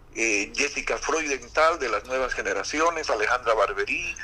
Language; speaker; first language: Spanish; native; Spanish